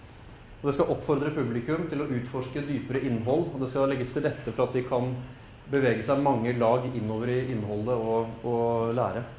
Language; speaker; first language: Norwegian; native; Norwegian